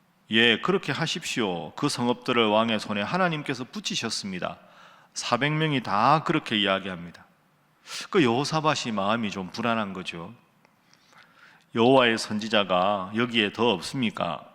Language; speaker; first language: Korean; native; Korean